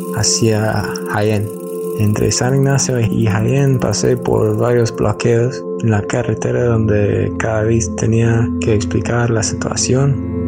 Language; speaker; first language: Spanish; non-native, fluent; English